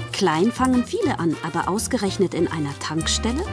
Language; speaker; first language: German; native; German